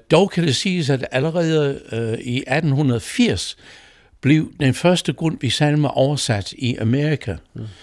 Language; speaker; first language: Danish; non-native, fluent; English